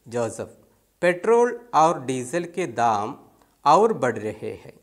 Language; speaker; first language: Urdu; non-native, local second language; Malayalam